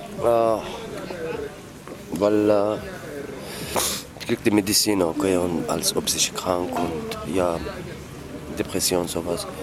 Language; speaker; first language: German; non-native, learner; Arabic